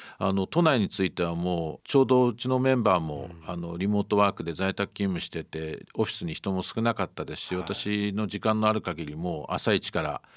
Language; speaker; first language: Japanese; native; Japanese